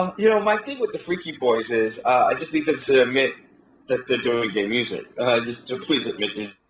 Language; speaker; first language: English; native; English